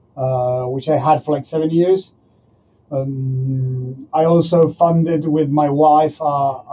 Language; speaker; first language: English; non-native, fluent; Spanish